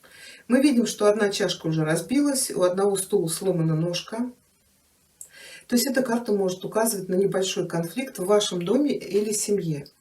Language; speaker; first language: Russian; native; Russian